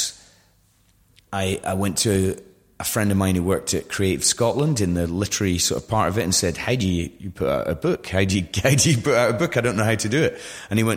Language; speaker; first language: English; native; English